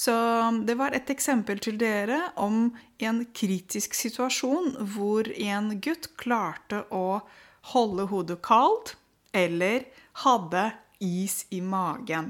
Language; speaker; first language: Norwegian; non-native, fluent; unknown